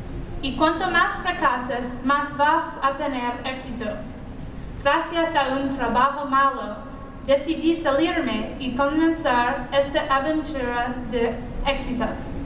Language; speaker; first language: Spanish; non-native, learner; English